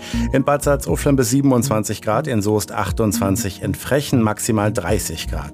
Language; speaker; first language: German; native; German